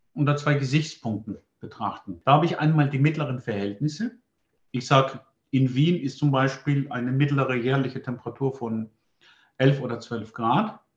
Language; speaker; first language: German; non-native, fluent; Greek